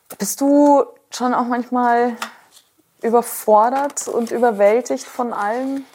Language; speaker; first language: German; native; German